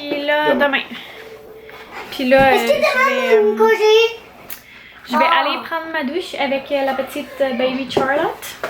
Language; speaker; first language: French; native; French